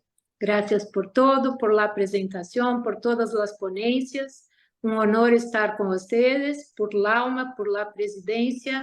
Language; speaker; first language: Spanish; non-native, fluent; Portuguese